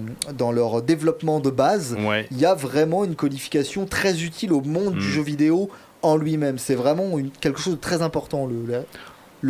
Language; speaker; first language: French; native; French